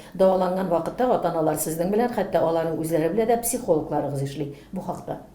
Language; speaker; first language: Tatar; native; Tatar